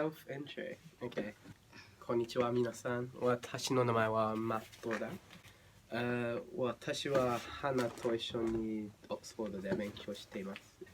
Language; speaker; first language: Japanese; non-native, learner; English